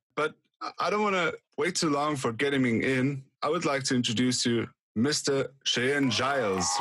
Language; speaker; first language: English; non-native, fluent; German